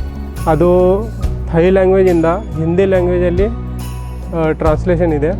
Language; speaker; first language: Kannada; non-native, local second language; Marathi